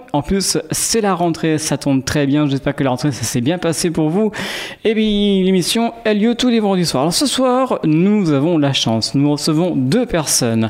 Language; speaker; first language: French; native; French